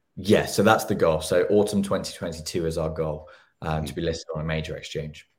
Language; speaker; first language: English; native; English